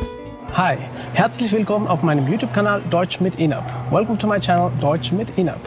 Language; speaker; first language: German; non-native, fluent; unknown